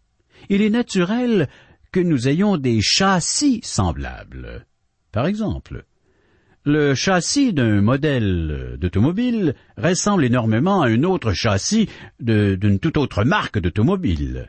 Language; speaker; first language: French; native; French